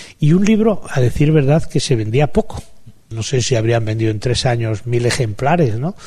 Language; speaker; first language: Spanish; native; Spanish